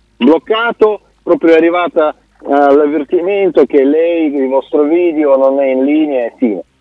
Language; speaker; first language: Italian; non-native, fluent; Russian